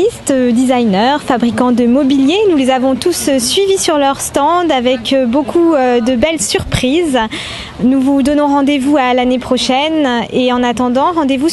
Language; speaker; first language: French; native; French